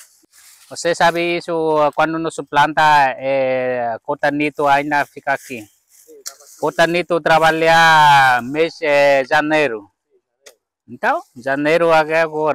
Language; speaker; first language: Portuguese; non-native, learner; Vietnamese